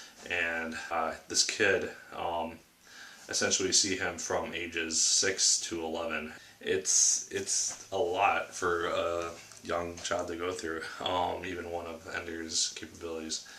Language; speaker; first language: English; native; English